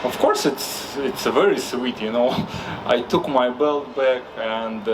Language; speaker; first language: English; non-native, fluent; Russian